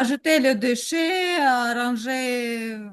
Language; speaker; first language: French; non-native, learner; Ukrainian